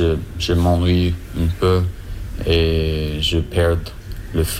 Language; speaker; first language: French; non-native, learner; English